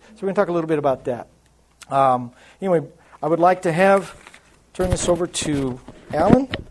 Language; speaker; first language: English; native; English